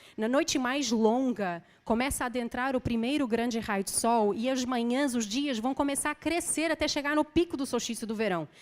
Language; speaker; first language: Portuguese; native; Portuguese